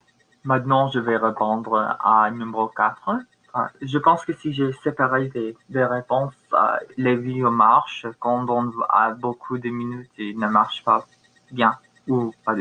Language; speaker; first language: French; non-native, learner; English